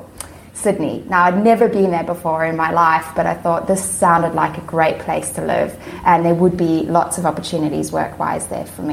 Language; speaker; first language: English; native; English